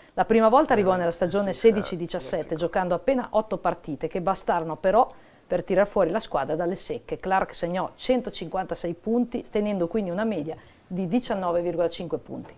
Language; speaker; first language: Italian; native; Italian